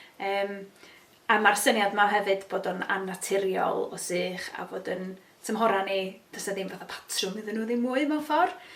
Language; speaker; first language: Welsh; native; Welsh